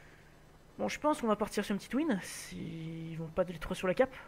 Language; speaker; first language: French; native; French